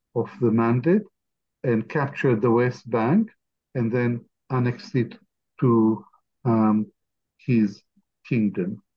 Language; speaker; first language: English; non-native, fluent; Arabic